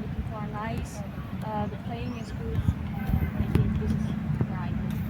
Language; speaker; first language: English; non-native, fluent; Dutch